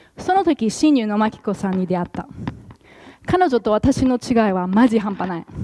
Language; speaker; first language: Japanese; non-native, fluent; English